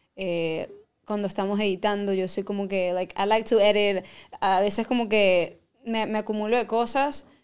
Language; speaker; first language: Spanish; native; Spanish